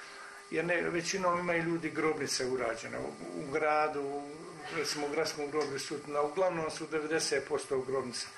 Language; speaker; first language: Croatian; native; Croatian